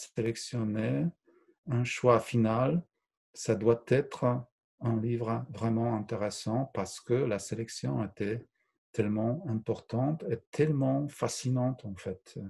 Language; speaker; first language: French; non-native, fluent; Polish